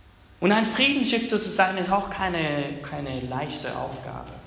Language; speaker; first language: German; non-native, fluent; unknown